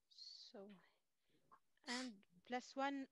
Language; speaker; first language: English; non-native, fluent; Arabic